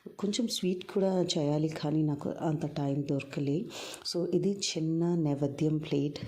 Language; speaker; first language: Telugu; non-native, local second language; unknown